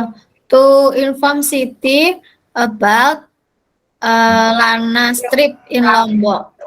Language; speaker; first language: English; non-native, learner; Indonesian